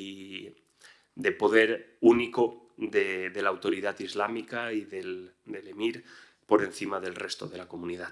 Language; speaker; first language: Spanish; native; Spanish